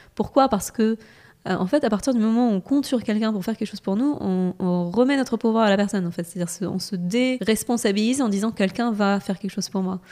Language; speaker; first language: French; non-native, fluent; Russian